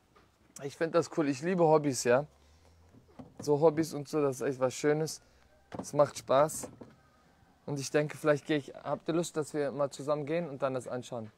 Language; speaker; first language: German; non-native, fluent; Turkish